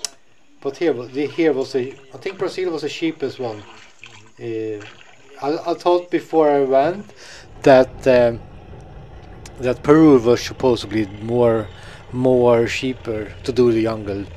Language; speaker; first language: English; non-native, fluent; Swedish